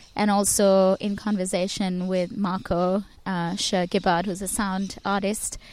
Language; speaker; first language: English; non-native, local second language; Tamil